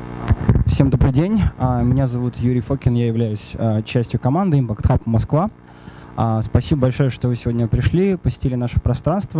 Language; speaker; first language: Russian; native; Russian